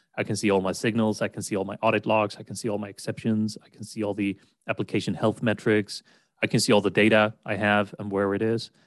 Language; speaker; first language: English; non-native, fluent; Swedish